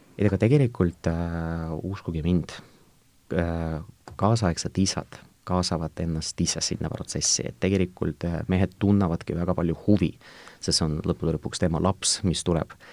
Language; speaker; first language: Estonian; non-native, local second language; Russian